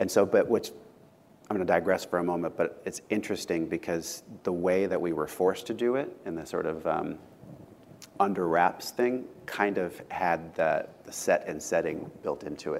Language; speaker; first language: English; native; English